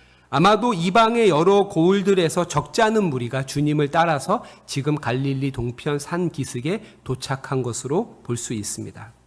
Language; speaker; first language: Korean; native; Korean